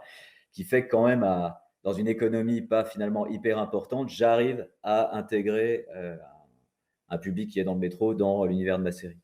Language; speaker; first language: French; native; French